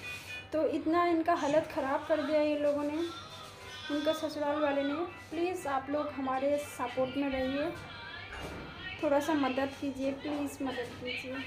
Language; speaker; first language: Hindi; non-native, local second language; Bangla